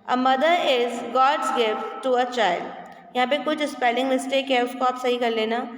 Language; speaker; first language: Hindi; native; Hindi